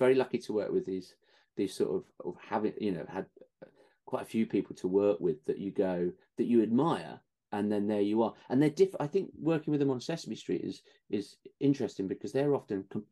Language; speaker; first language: English; native; English